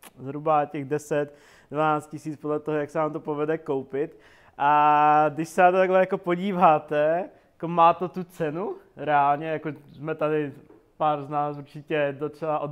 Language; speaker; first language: Czech; native; Czech